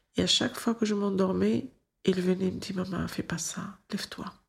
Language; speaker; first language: French; non-native, local second language; Arabic